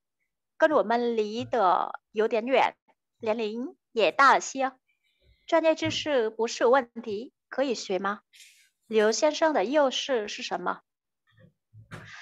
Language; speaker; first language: Chinese; non-native, fluent; Vietnamese